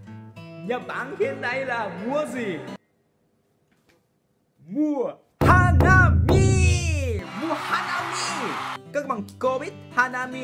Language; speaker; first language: Vietnamese; non-native, learner; Japanese